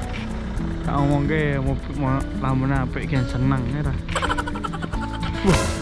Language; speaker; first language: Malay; non-native, local second language; Javanese